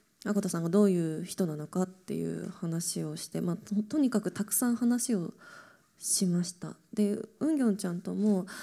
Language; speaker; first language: Japanese; native; Japanese